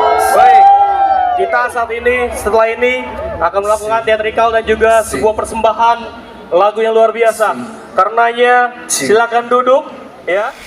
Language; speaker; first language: Indonesian; native; Indonesian